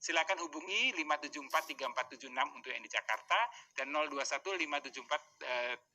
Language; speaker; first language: Indonesian; native; Indonesian